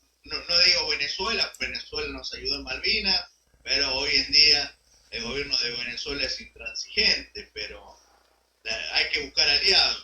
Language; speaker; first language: Spanish; native; Spanish